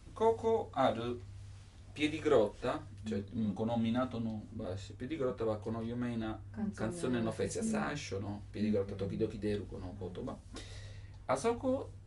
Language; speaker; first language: Japanese; non-native, learner; Italian